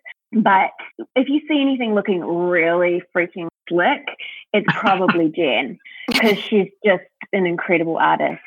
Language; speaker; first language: English; native; English